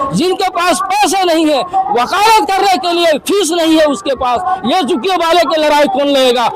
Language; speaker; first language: Hindi; native; Hindi